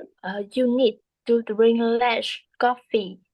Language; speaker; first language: English; non-native, learner; Vietnamese